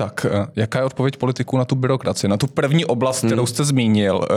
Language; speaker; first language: Czech; native; Czech